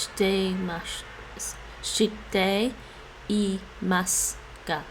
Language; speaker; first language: Japanese; non-native, learner; English